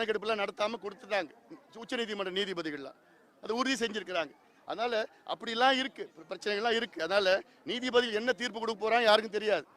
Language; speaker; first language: Tamil; native; Tamil